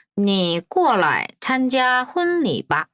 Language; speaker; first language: Chinese; non-native, fluent; Korean